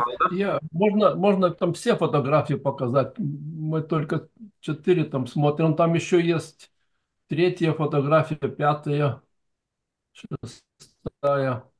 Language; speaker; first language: Russian; non-native, fluent; Lithuanian